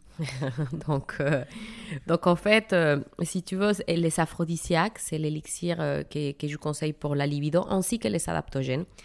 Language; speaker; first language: French; non-native, fluent; Spanish